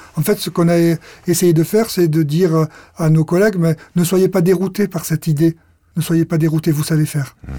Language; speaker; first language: French; native; French